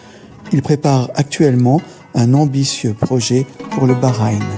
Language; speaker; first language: French; native; French